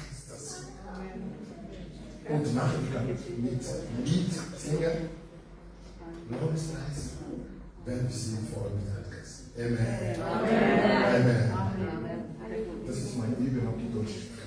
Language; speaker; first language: German; non-native, learner; French